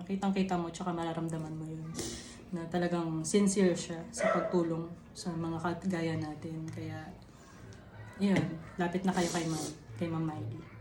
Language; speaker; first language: Filipino; native; Filipino